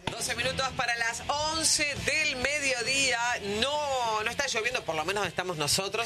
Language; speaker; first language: Spanish; native; Spanish